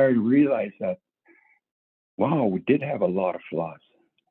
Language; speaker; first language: English; native; English